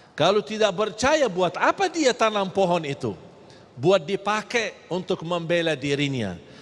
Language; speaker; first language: Malay; non-native, fluent; Arabic